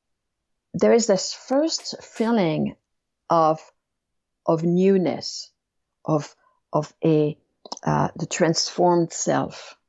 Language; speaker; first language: English; non-native, fluent; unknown